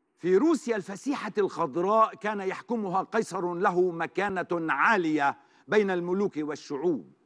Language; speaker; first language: Arabic; non-native, fluent; Turkish